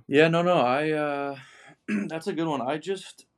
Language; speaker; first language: English; native; English